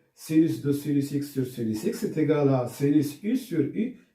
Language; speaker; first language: French; non-native, local second language; Arabic